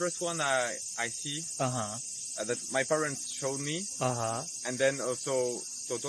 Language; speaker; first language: English; non-native, fluent; French